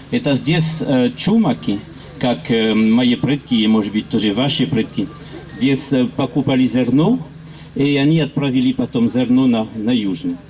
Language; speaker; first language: Russian; non-native, learner; French